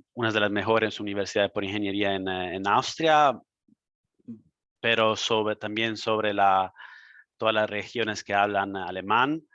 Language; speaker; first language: Spanish; non-native, fluent; Italian